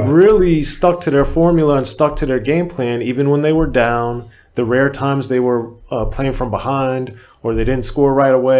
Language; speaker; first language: English; native; English